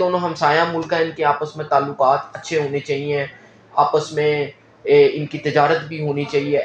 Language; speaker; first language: Urdu; non-native, local second language; Punjabi